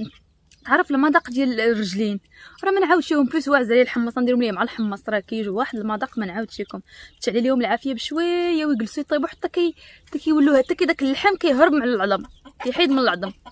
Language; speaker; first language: Arabic; native; Arabic